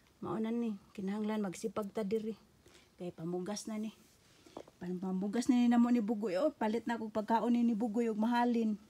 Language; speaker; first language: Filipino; non-native, local second language; Cebuano